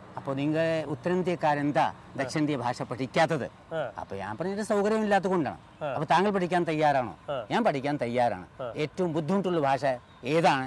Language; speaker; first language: Malayalam; non-native, fluent; Hindi